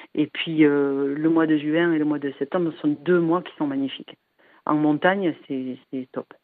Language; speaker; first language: French; native; French